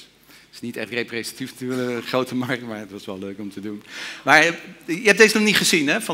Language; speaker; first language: Dutch; native; Dutch